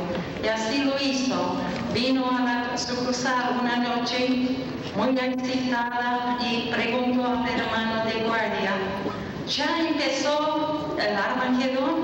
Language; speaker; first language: Spanish; non-native, fluent; English